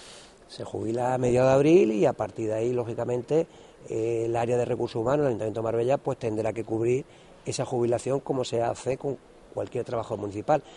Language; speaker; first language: Spanish; native; Spanish